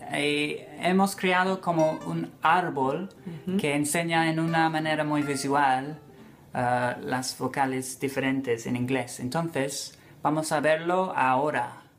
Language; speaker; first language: Spanish; non-native, fluent; English